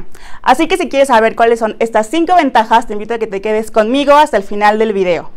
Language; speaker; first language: Spanish; native; Spanish